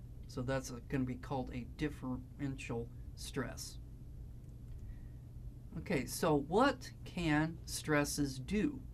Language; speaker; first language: English; native; English